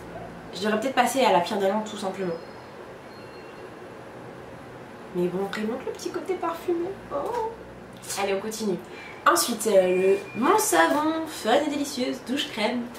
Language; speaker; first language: French; native; French